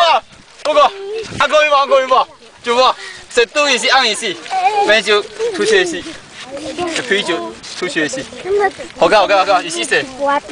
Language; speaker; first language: French; non-native, learner; Chinese